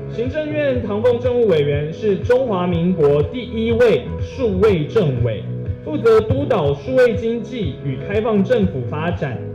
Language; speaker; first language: Chinese; native; Chinese